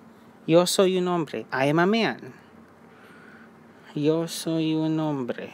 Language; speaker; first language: Spanish; non-native, learner; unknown